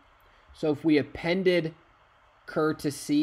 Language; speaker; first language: English; native; English